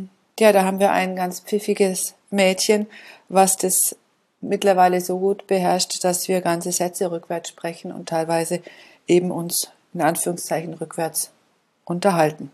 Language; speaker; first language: German; native; German